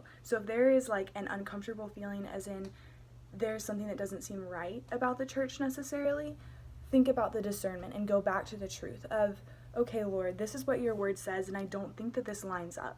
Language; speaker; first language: English; native; English